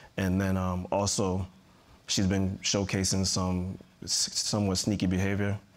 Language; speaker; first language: English; native; English